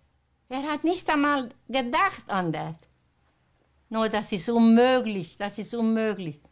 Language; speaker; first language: German; non-native, learner; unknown